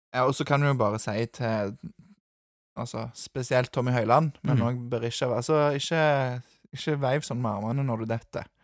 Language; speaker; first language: Norwegian; native; Norwegian